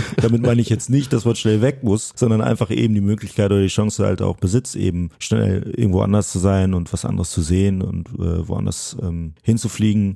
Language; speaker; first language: German; early bilingual, other home language; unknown